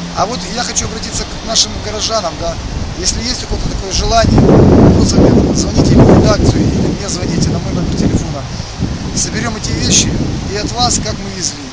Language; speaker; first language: Russian; native; Russian